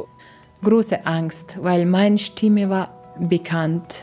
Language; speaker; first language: German; non-native, learner; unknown